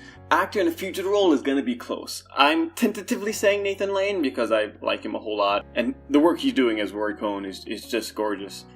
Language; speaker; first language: English; native; English